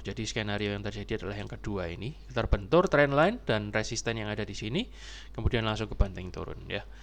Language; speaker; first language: Indonesian; native; Indonesian